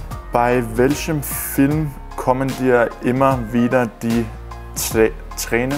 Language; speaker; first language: German; non-native, learner; Danish